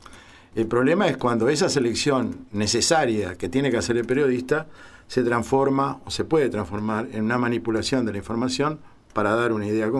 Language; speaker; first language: Spanish; native; Spanish